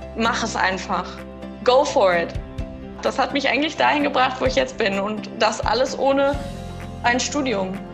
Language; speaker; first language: German; early bilingual, heritage; German